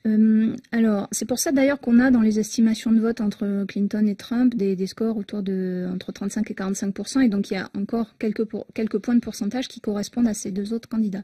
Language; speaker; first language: French; native; French